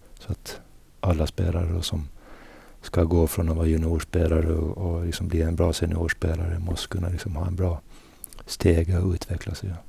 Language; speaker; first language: Swedish; native; Swedish